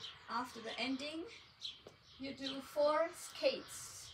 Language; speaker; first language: English; non-native, fluent; German